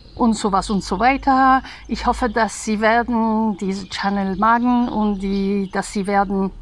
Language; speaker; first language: German; non-native, learner; Hungarian